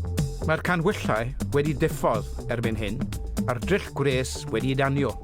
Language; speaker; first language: Welsh; native; Welsh